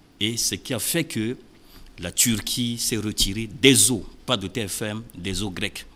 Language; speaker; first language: French; non-native, local second language; Sango